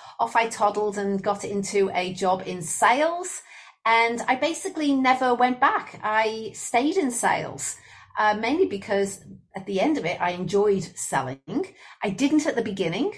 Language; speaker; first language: English; native; English